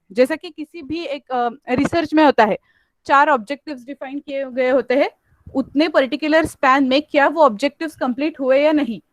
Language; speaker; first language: Hindi; non-native, local second language; Marathi